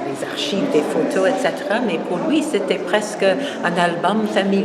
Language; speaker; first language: French; non-native, fluent; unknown